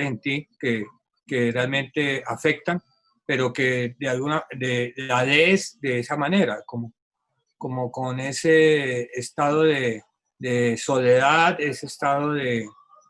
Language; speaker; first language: Spanish; native; Spanish